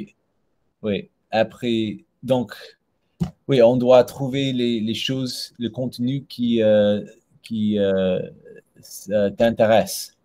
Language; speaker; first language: French; non-native, learner; English